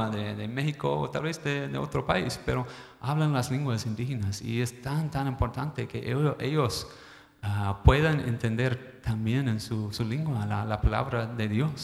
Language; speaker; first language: Spanish; non-native, fluent; English